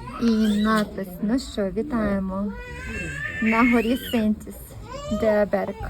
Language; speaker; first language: Ukrainian; native; Ukrainian